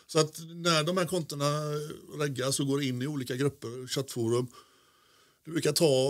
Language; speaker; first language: Swedish; native; Swedish